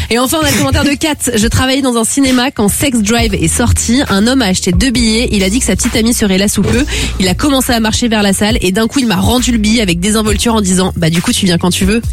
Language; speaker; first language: French; native; French